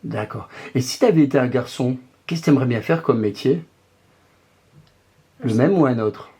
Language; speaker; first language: French; native; French